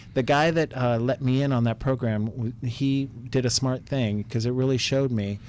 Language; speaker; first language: English; native; English